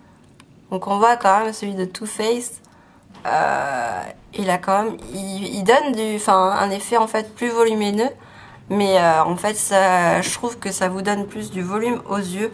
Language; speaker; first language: French; native; French